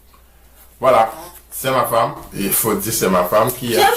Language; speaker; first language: French; non-native, local second language; Haitian Creole